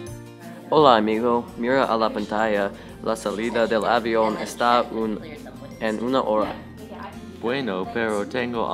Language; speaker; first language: Spanish; non-native, learner; English